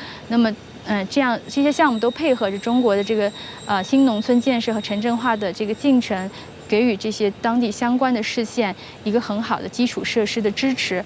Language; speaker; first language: Chinese; native; Chinese